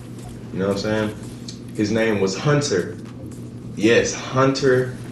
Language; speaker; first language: English; native; English